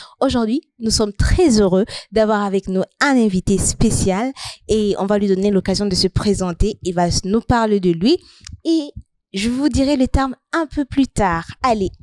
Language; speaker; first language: French; non-native, local second language; Rundi